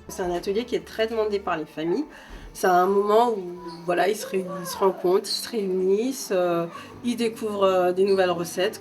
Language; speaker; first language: French; native; French